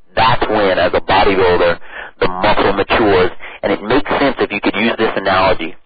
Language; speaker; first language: English; native; English